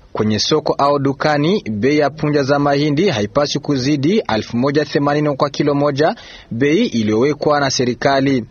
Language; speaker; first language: Swahili; non-native, local second language; Rundi